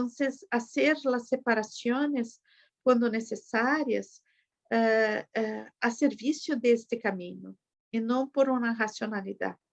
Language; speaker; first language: Spanish; non-native, fluent; Portuguese